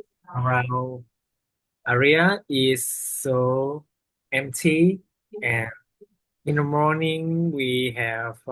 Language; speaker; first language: English; non-native, learner; Vietnamese